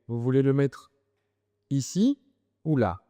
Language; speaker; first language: French; native; French